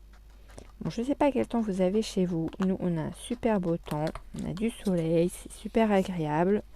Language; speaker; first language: French; native; French